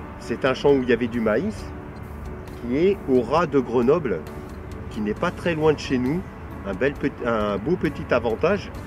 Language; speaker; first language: French; native; French